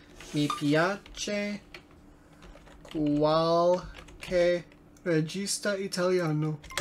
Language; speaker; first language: Italian; non-native, learner; English